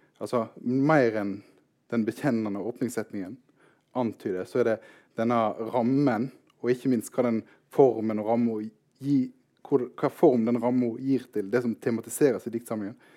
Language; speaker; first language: Norwegian; native; Norwegian